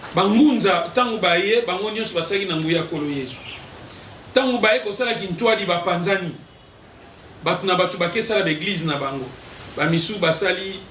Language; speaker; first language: Lingala; non-native, local second language; Kongo